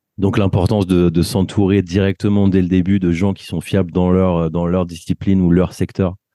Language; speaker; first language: French; native; French